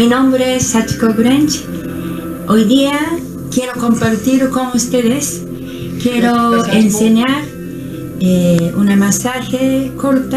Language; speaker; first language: Spanish; non-native, learner; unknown